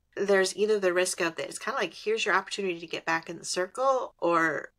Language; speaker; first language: English; native; English